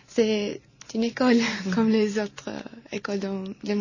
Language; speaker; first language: French; non-native, learner; Arabic